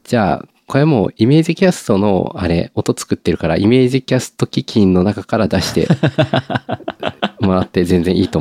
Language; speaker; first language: Japanese; native; Japanese